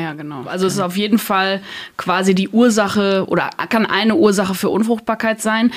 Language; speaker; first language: German; native; German